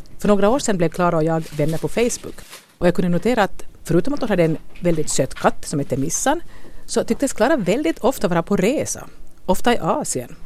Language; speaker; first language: Swedish; native; Swedish